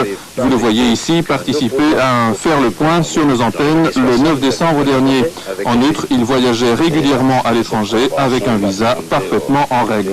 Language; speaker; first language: French; native; French